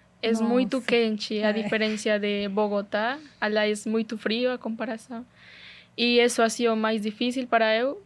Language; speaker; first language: Portuguese; non-native, learner; Spanish